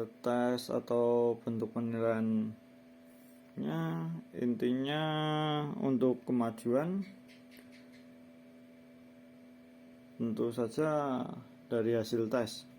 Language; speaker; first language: Indonesian; native; Indonesian